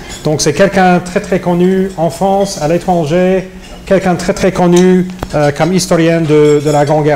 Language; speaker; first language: French; non-native, fluent; English